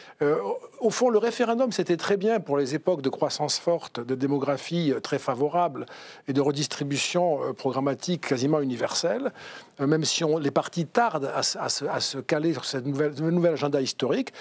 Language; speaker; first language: French; native; French